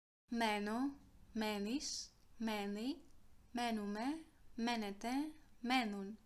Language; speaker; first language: Greek; non-native, fluent; French